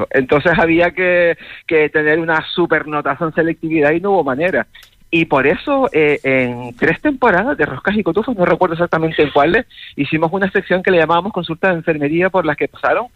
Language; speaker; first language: Spanish; native; Spanish